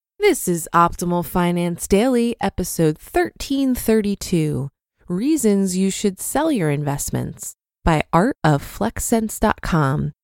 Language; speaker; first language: English; native; English